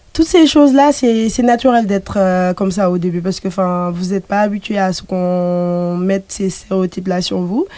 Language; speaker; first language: French; non-native, local second language; Wolof